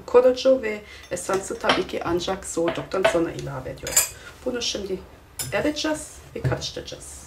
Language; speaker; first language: Turkish; non-native, fluent; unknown